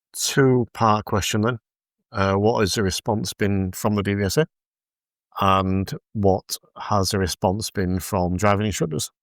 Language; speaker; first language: English; native; English